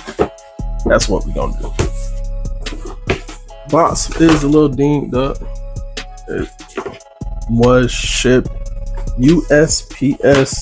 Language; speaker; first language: English; native; English